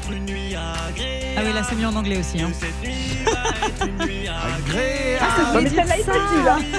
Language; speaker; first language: French; native; French